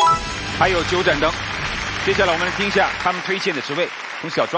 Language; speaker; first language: Chinese; native; Chinese